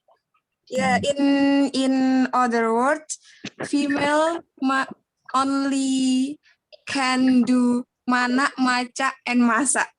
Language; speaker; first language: English; non-native, learner; Indonesian